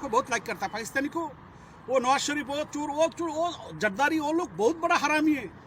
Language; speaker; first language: Hindi; non-native, fluent; Bangla